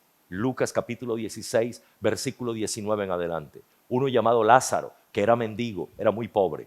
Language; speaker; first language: Spanish; native; Spanish